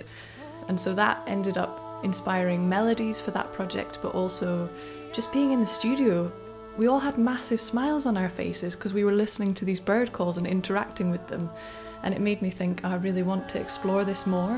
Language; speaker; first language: English; native; English